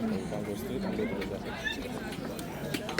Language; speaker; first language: English; non-native, learner; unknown